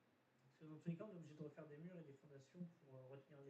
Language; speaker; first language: French; native; French